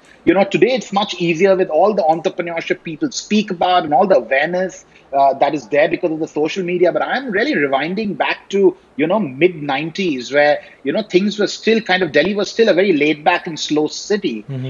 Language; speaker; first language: English; non-native, local second language; Hindi